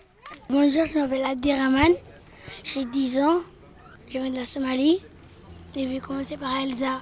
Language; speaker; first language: French; early bilingual, other home language; Somali